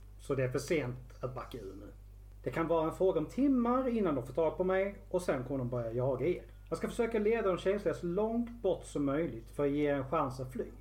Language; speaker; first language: Swedish; native; Swedish